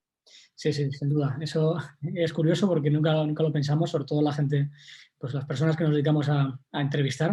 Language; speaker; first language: Spanish; native; Spanish